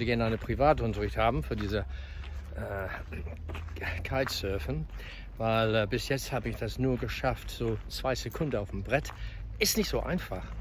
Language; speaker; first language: German; non-native, fluent; English